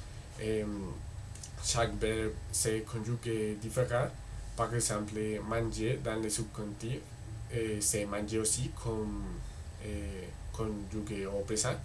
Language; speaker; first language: French; non-native, learner; Spanish